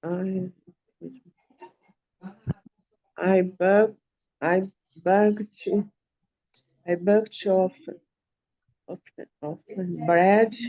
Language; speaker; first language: English; non-native, learner; Portuguese